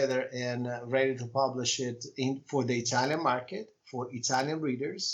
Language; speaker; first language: English; non-native, fluent; Italian